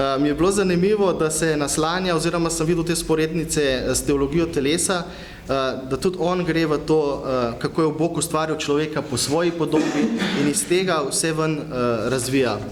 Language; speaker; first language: Slovenian; native; Slovenian